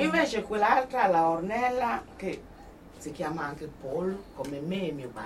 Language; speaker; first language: Italian; non-native, fluent; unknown